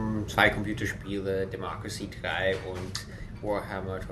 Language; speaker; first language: German; non-native, fluent; English